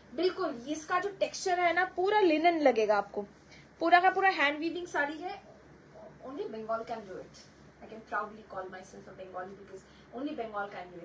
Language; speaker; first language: Hindi; non-native, local second language; Bangla